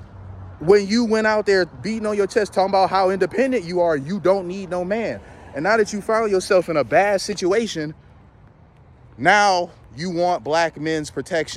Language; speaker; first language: English; native; English